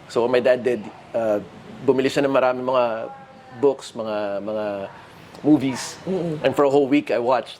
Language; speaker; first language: Filipino; non-native, local second language; Waray